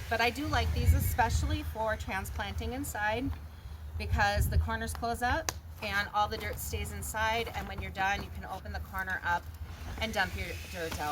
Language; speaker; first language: English; native; English